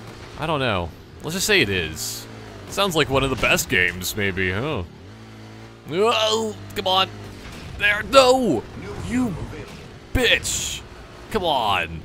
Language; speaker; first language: English; native; English